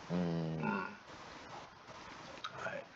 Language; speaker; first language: Japanese; non-native, learner; English